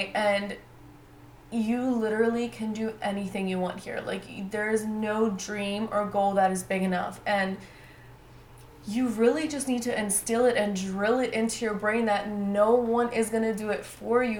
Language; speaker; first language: English; native; English